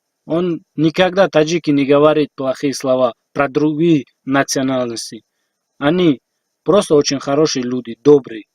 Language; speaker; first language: Russian; non-native, learner; Tajik